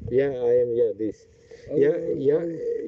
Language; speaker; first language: English; non-native, learner; Bashkir